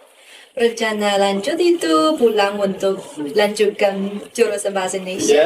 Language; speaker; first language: Indonesian; non-native, fluent; Chinese